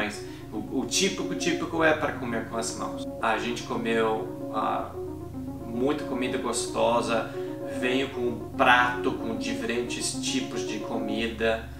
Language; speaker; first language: Portuguese; non-native, fluent; English